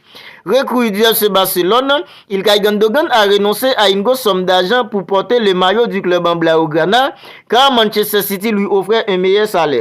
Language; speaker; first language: French; native; French